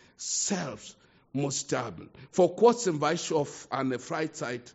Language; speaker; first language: German; non-native, fluent; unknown